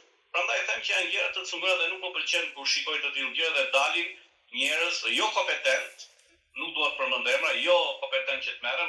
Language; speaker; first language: Albanian; native; Albanian